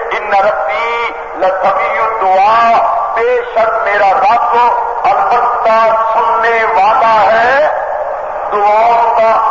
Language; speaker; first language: Urdu; non-native, local second language; Punjabi